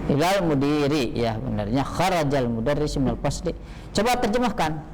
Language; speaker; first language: Indonesian; native; Indonesian